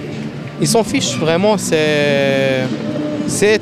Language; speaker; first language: French; non-native, fluent; Arabic